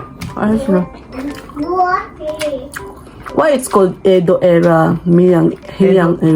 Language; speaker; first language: English; non-native, local second language; Cebuano